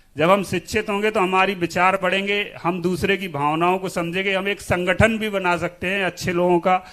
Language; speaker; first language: Hindi; native; Hindi